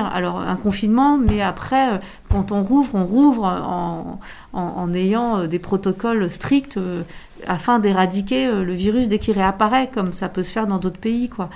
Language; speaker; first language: French; native; French